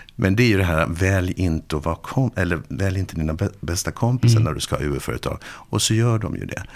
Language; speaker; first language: Swedish; native; Swedish